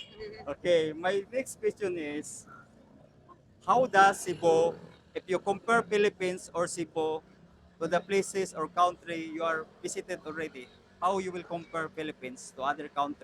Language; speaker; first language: English; non-native, local second language; Cebuano